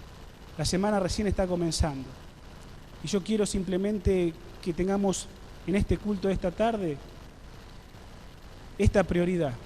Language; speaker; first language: Spanish; native; Spanish